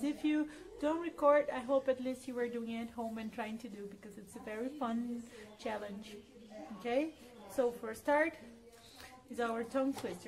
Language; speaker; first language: English; non-native, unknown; Portuguese